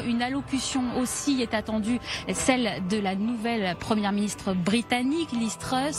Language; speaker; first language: French; native; French